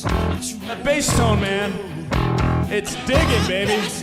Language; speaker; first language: English; native; English